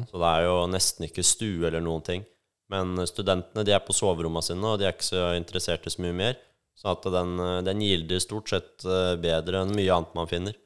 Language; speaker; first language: Norwegian; native; Norwegian